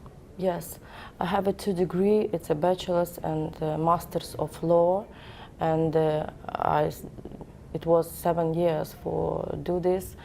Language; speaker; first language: English; non-native, learner; Ukrainian